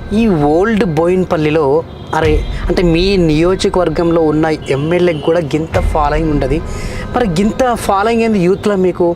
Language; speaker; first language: Telugu; native; Telugu